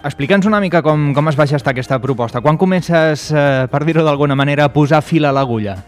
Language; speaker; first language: Catalan; native; Catalan